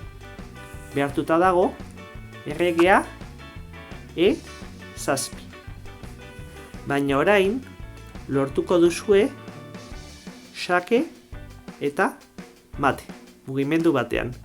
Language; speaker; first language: Basque; non-native, local second language; Spanish